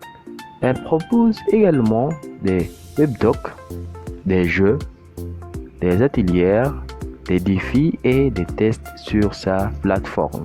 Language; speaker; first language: French; non-native, fluent; Arabic